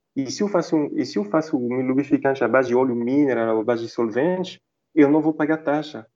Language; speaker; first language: Portuguese; non-native, fluent; French